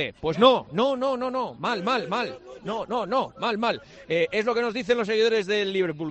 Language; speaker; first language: Spanish; native; Spanish